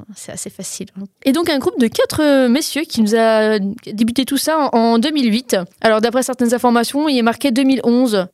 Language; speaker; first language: French; native; French